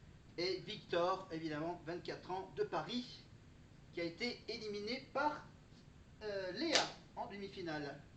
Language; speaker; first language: French; native; French